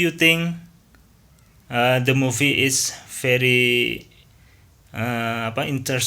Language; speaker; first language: English; non-native, fluent; Indonesian